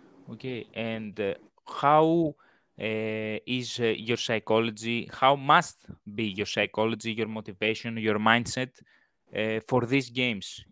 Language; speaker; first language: English; non-native, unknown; Greek